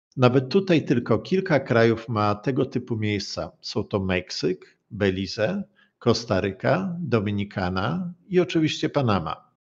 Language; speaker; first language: Polish; native; Polish